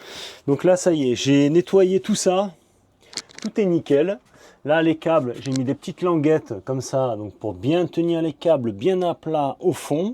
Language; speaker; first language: French; native; French